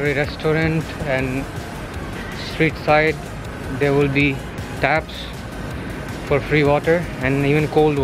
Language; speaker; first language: English; non-native, local second language; Hindi